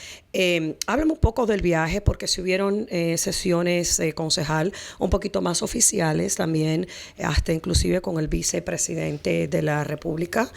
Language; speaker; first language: Spanish; native; Spanish